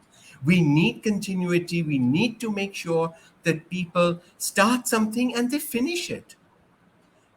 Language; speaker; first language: English; non-native, local second language; Urdu